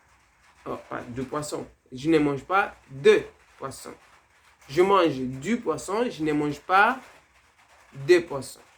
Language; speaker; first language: French; non-native, fluent; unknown